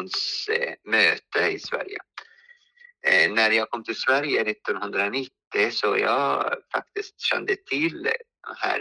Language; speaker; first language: Swedish; non-native, fluent; Arabic